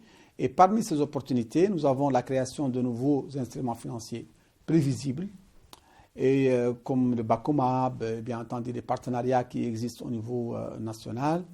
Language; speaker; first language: French; non-native, local second language; Arabic